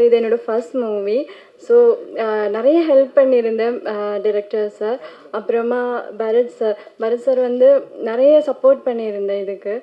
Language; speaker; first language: Tamil; non-native, learner; Malayalam